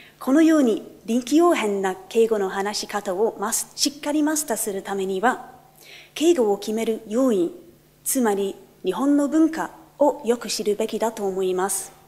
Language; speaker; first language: Japanese; non-native, fluent; English